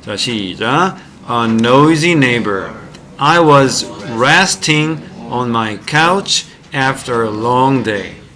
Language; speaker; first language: English; non-native, fluent; Korean